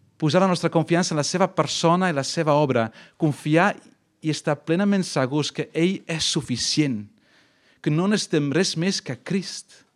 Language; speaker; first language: Catalan; non-native, fluent; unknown